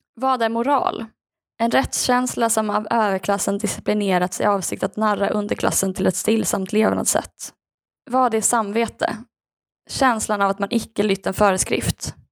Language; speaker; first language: Swedish; native; Swedish